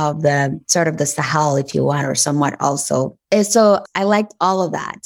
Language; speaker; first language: English; non-native, fluent; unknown